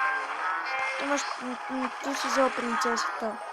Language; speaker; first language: Bulgarian; native; Bulgarian